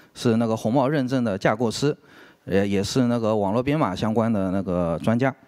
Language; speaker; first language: Chinese; native; Chinese